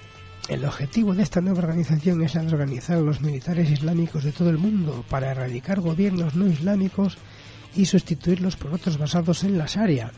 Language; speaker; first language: Spanish; native; Spanish